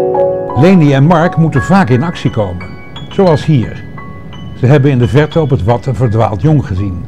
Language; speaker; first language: Dutch; native; Dutch